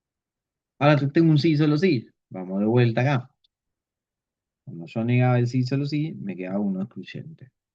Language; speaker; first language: Spanish; native; Spanish